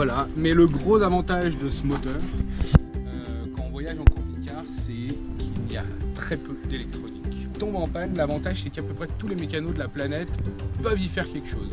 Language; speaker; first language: French; native; French